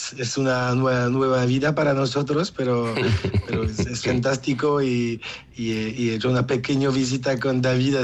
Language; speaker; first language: Spanish; non-native, learner; French